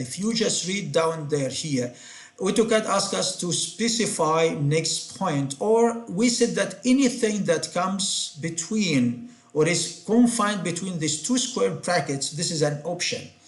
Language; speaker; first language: English; non-native, fluent; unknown